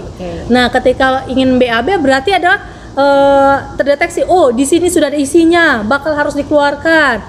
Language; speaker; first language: Indonesian; native; Indonesian